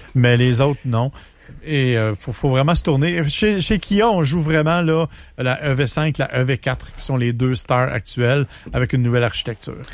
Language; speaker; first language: French; native; French